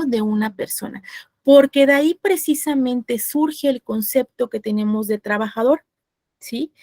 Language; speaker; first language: Spanish; native; Spanish